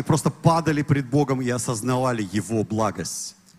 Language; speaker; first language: Russian; native; Russian